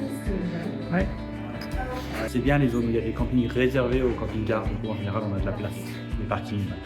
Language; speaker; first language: French; native; French